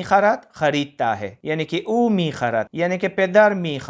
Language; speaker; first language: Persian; non-native, fluent; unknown